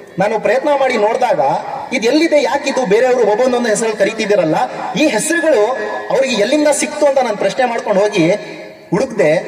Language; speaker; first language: Kannada; non-native, local second language; Urdu